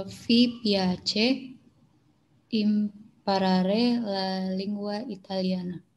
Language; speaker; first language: Italian; non-native, learner; Indonesian